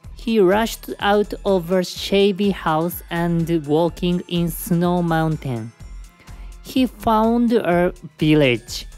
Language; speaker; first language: English; non-native, learner; Japanese